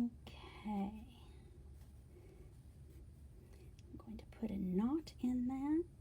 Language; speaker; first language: English; native; English